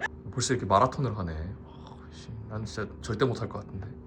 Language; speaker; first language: Korean; native; Korean